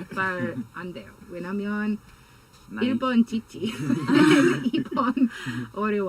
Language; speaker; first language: Korean; non-native, learner; English